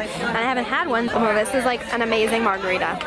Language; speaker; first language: English; native; English